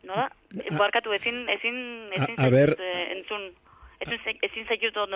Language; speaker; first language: Basque; non-native, learner; Greek